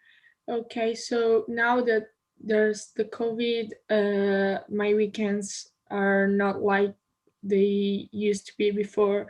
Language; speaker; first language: English; non-native, fluent; Italian